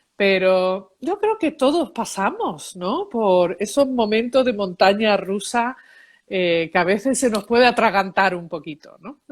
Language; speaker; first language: Spanish; early bilingual, heritage; Spanish